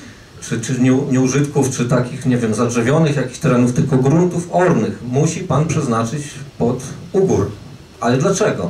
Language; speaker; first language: Polish; native; Polish